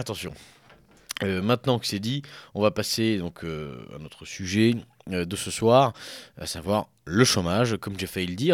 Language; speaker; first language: French; native; French